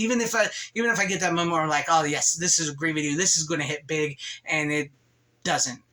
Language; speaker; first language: English; native; English